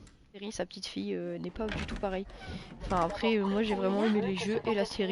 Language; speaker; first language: French; native; French